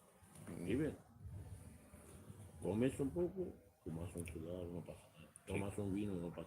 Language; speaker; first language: Spanish; non-native, learner; Romanian